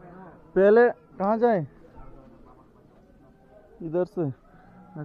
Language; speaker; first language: Hindi; non-native, local second language; Bangla